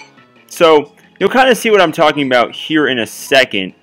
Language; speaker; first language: English; native; English